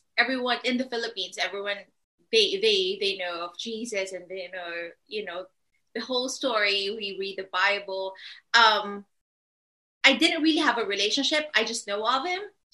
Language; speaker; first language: English; non-native, local second language; Filipino